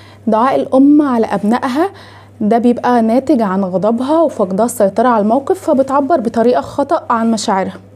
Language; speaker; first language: Arabic; native; Arabic